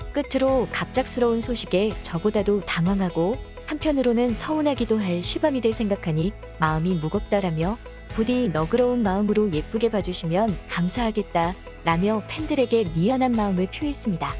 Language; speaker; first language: Korean; native; Korean